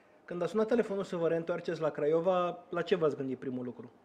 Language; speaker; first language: Romanian; native; Romanian